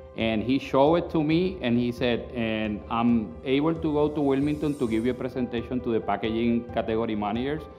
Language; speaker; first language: English; non-native, local second language; Spanish